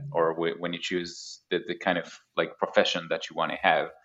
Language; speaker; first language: English; non-native, fluent; Hebrew